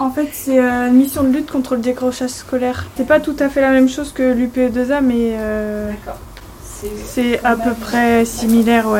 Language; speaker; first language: French; native; French